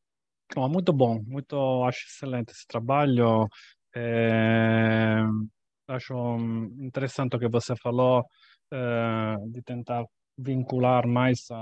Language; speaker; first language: Portuguese; non-native, fluent; Italian